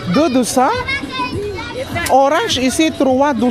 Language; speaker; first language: French; non-native, learner; Filipino